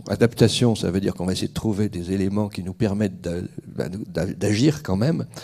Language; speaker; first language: French; native; French